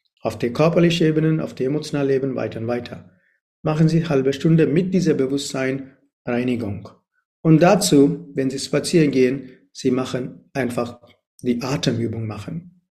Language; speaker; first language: German; non-native, learner; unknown